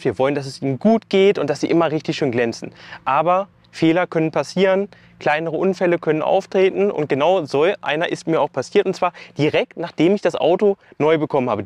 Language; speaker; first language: German; native; German